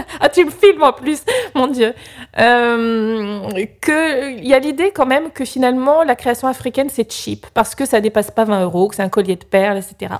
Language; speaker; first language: French; native; French